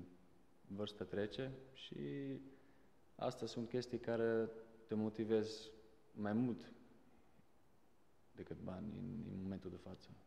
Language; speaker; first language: Romanian; non-native, fluent; Serbian